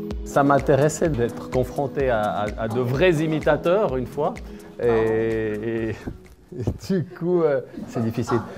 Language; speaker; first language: French; native; French